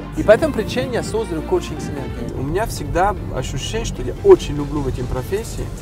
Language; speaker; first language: Russian; non-native, fluent; French